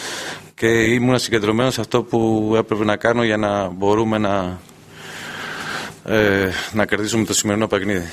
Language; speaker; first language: Greek; non-native, fluent; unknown